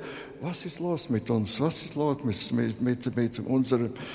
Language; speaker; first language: German; non-native, fluent; Latvian